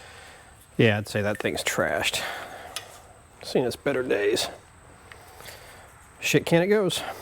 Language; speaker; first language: English; native; English